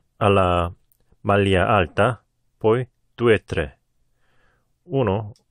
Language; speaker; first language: Italian; non-native, learner; Korean